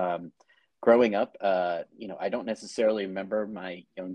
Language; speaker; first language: English; native; English